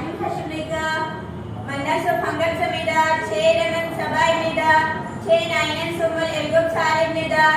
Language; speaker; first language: Korean; non-native, learner; Urdu